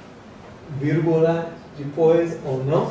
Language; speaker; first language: Portuguese; non-native, fluent; English